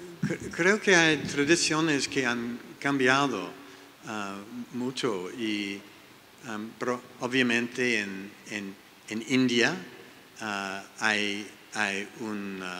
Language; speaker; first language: Spanish; non-native, learner; English